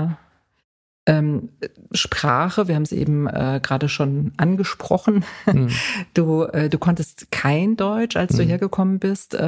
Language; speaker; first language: German; native; German